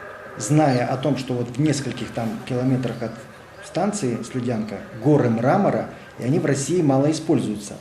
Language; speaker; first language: Russian; native; Russian